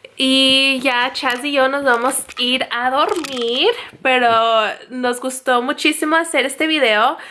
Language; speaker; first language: Spanish; early bilingual, heritage; Spanish